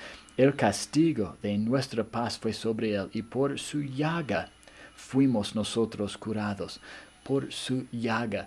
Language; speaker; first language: Spanish; non-native, fluent; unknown